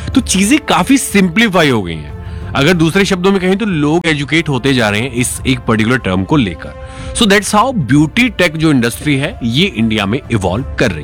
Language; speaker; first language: Hindi; native; Hindi